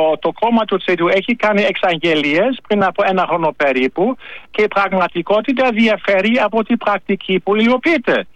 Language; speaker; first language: Greek; non-native, fluent; German